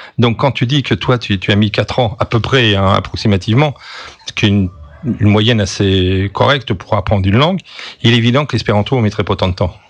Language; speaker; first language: French; native; French